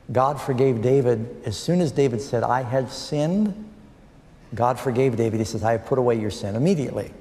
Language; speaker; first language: English; native; English